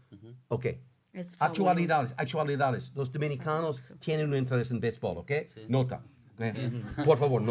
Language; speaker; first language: Spanish; non-native, fluent; English